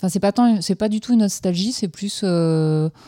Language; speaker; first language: French; native; French